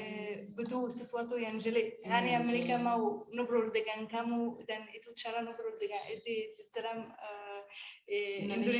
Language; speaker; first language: Indonesian; non-native, learner; Arabic